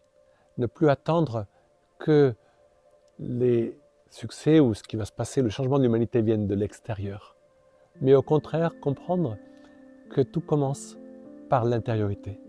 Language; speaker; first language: French; native; French